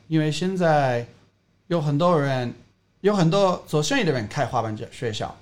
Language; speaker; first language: Chinese; non-native, fluent; English